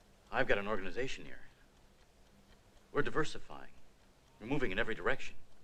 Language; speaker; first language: English; early bilingual, other home language; Spanish